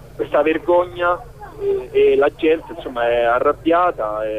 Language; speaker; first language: Italian; native; Italian